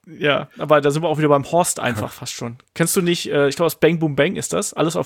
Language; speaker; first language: German; native; German